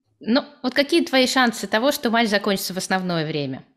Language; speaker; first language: Russian; native; Russian